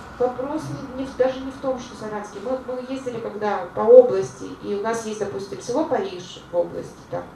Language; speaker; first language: Russian; native; Russian